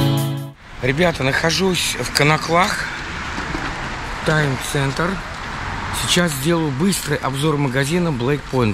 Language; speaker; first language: Russian; native; Russian